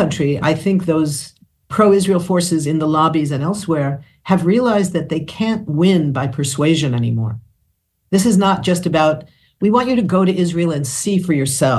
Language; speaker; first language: English; native; English